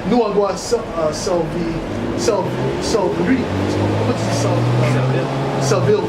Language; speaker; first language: French; non-native, learner; English